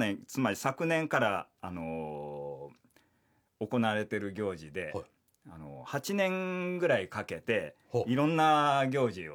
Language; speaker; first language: Japanese; native; Japanese